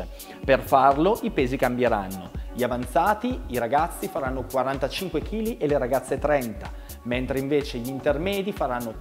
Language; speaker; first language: Italian; native; Italian